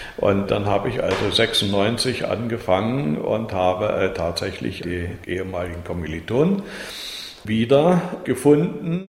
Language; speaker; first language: German; native; German